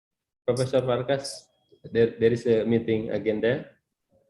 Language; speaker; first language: English; non-native, learner; Indonesian